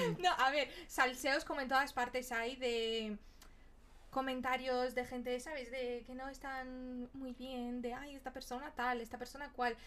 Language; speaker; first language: Spanish; early bilingual, other home language; Portuguese